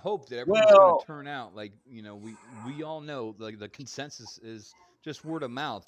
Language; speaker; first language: English; native; English